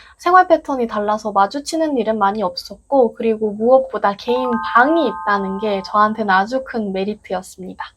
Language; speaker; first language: Korean; native; Korean